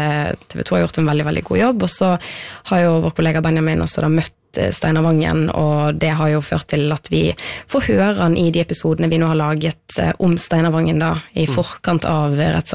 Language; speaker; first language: Norwegian; native; Norwegian